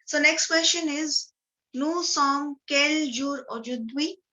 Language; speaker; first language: French; non-native, fluent; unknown